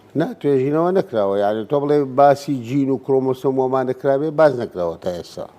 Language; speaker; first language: Central Kurdish; non-native, local second language; Gurani